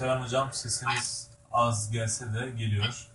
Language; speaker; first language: Turkish; native; Turkish